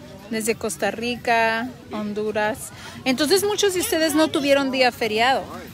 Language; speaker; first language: Spanish; early bilingual, heritage; Spanish